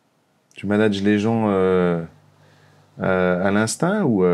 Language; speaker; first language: French; native; French